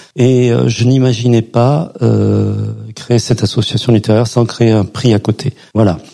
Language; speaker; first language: French; native; French